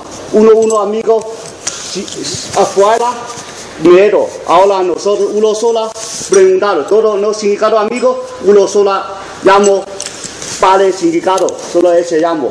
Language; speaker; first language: Spanish; non-native, learner; Chinese